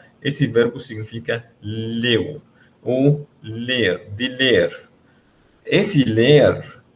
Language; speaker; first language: Portuguese; non-native, learner; Arabic